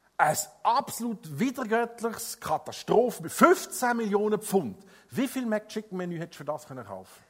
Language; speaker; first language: German; non-native, fluent; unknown